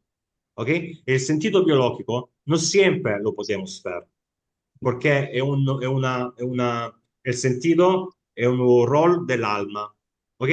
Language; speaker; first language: Spanish; non-native, fluent; Italian